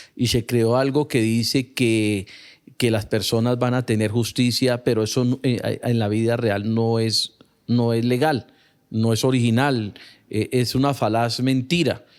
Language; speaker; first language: Spanish; native; Spanish